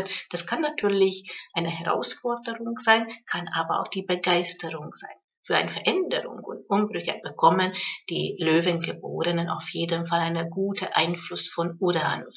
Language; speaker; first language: German; non-native, fluent; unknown